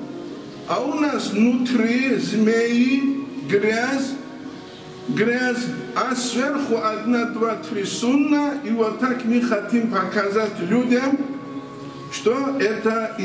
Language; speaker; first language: Russian; non-native, local second language; Avaric